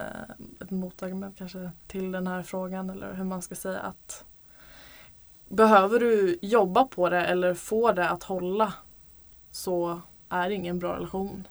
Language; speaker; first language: Swedish; native; Swedish